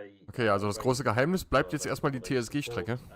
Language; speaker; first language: German; native; German